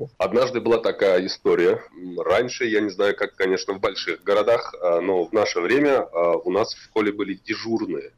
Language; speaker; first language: Russian; non-native, local second language; Tatar